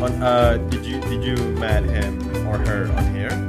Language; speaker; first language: English; non-native, fluent; Indonesian